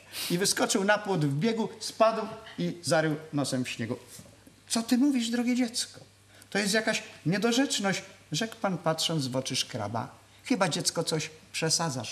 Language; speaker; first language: Polish; native; Polish